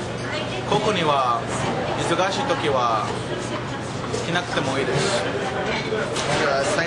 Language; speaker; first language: Japanese; non-native, learner; English